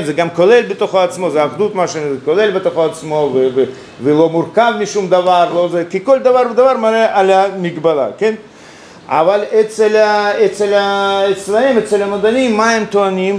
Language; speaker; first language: Hebrew; non-native, fluent; Russian